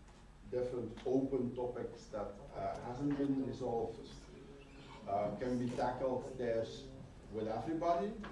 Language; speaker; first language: English; non-native, fluent; Dutch